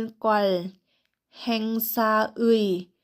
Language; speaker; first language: Korean; non-native, learner; Thai